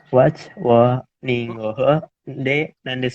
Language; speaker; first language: Japanese; non-native, learner; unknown